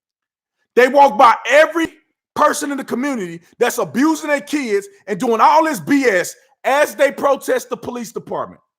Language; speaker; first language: English; native; English